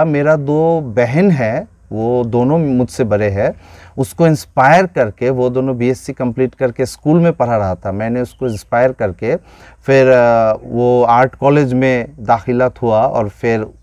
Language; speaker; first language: Hindi; non-native, fluent; Bangla